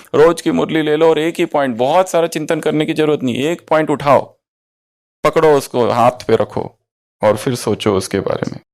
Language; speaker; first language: Hindi; native; Hindi